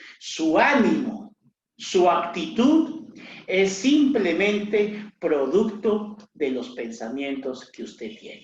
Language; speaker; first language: Spanish; native; Spanish